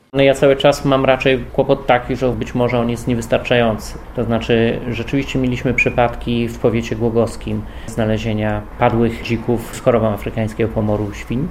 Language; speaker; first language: Polish; native; Polish